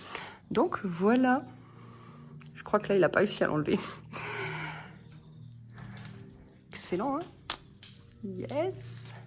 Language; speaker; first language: French; native; French